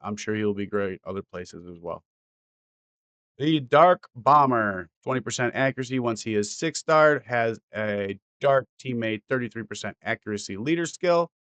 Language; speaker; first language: English; native; English